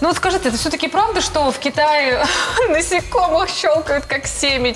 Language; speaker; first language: Russian; native; Russian